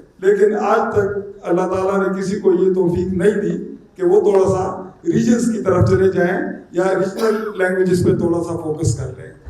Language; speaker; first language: Urdu; non-native, local second language; Pashto